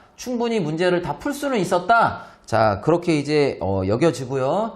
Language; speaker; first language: Korean; native; Korean